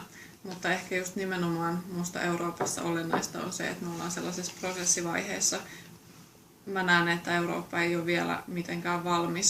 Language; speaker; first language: Finnish; native; Finnish